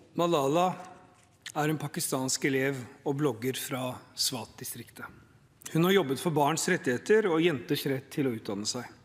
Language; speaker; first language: Norwegian; early bilingual, other home language; Urdu